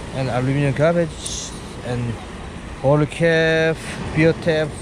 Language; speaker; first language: English; non-native, learner; Korean